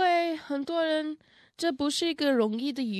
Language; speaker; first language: Chinese; non-native, learner; Russian